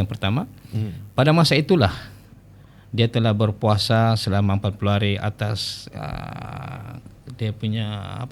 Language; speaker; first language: Malay; native; Malay